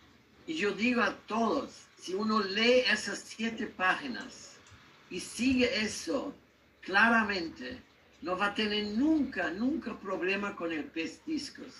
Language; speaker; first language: Spanish; non-native, learner; German